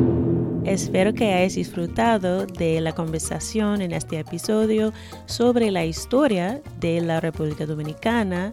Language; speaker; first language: Spanish; non-native, fluent; English